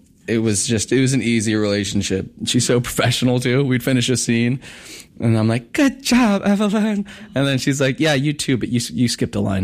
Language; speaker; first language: English; native; English